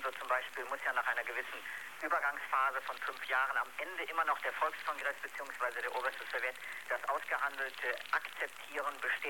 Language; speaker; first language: German; native; German